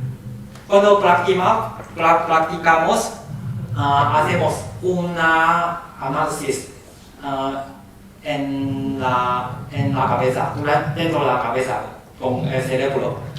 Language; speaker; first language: Spanish; non-native, fluent; Chinese